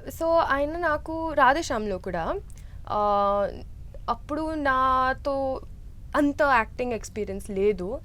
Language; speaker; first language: Telugu; non-native, learner; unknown